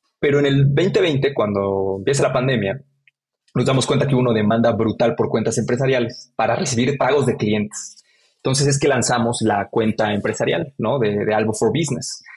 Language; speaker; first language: Spanish; native; Spanish